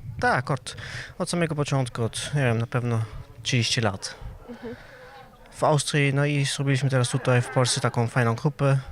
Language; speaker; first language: Polish; non-native, learner; German